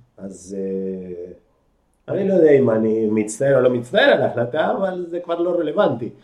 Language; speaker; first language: Hebrew; non-native, fluent; Spanish